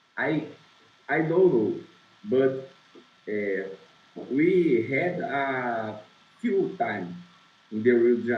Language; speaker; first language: English; non-native, learner; Portuguese